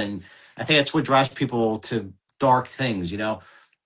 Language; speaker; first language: English; native; English